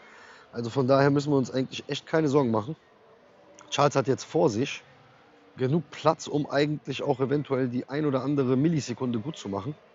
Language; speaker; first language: German; native; German